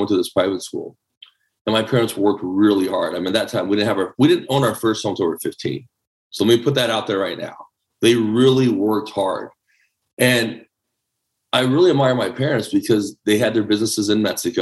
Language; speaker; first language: English; early bilingual, other home language; Chinese